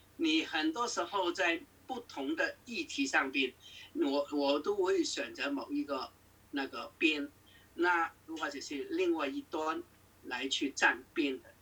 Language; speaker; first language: Chinese; non-native, local second language; Cantonese